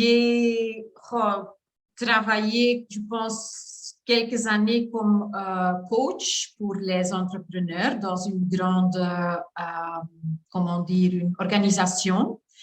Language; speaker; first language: French; non-native, learner; Dutch